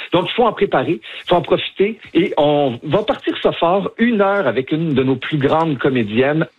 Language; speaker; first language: French; native; French